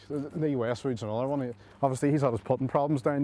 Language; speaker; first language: English; native; English